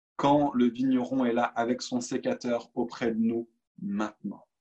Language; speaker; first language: French; native; French